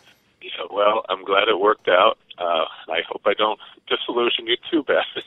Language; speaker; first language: English; native; English